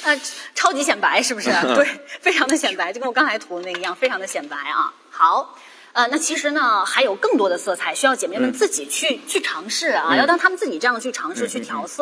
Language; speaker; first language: Chinese; native; Chinese